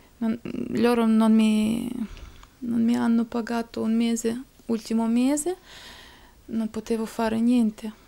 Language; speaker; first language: Italian; non-native, learner; Ukrainian